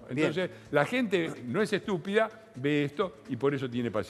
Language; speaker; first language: Spanish; native; Spanish